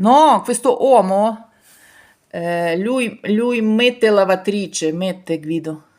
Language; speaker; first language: Italian; non-native, learner; Ukrainian